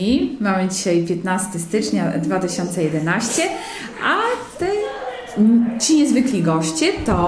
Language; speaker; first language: Polish; native; Polish